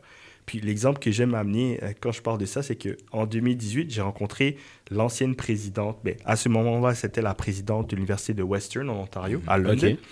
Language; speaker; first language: French; native; French